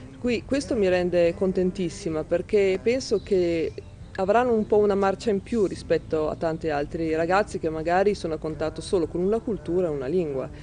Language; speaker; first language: Italian; native; Italian